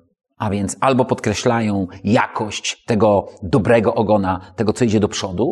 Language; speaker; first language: Polish; native; Polish